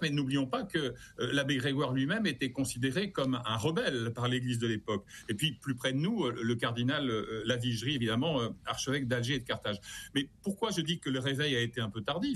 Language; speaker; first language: French; native; French